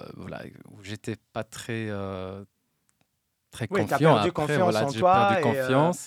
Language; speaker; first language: French; non-native, local second language; Arabic